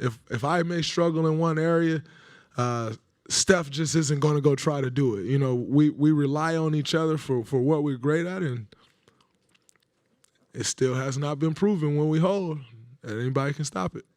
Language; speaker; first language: English; native; English